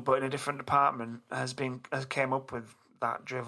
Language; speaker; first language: English; native; English